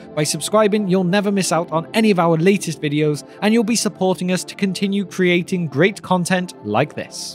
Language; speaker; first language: English; native; English